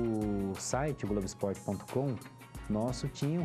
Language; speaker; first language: Portuguese; native; Portuguese